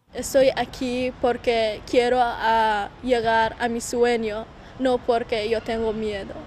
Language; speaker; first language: Spanish; non-native, learner; Persian